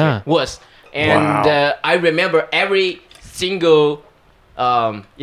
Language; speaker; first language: English; non-native, fluent; Chinese